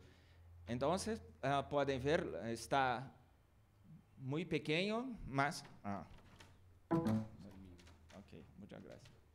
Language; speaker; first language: Spanish; non-native, learner; Portuguese